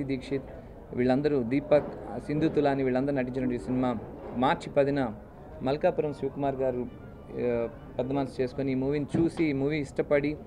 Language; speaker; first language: Telugu; native; Telugu